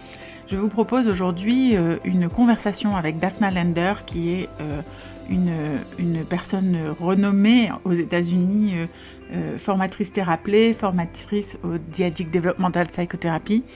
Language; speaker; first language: French; native; French